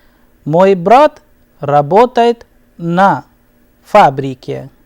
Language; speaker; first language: Russian; non-native, fluent; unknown